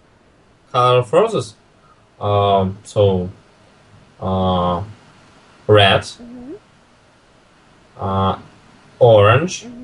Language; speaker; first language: English; non-native, learner; Russian